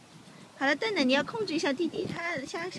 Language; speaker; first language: Chinese; native; Chinese